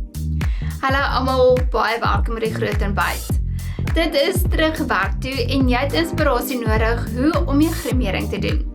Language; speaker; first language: Afrikaans; native; Afrikaans